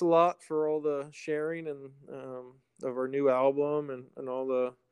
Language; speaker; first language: English; native; English